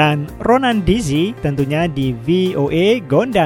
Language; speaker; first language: Indonesian; native; Indonesian